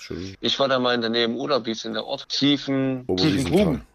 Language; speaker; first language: German; native; German